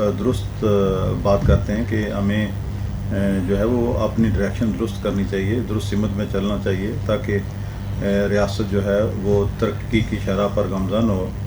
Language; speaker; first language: Urdu; non-native, local second language; Punjabi